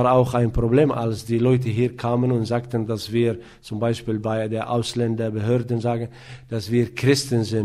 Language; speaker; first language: German; non-native, fluent; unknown